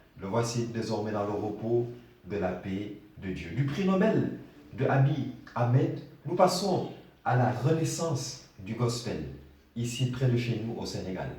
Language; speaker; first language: French; non-native, local second language; Wolof